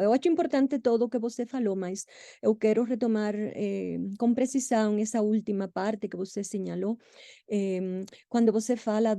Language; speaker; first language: Portuguese; non-native, fluent; Spanish